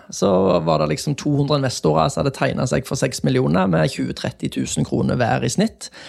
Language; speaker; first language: Norwegian; native; Norwegian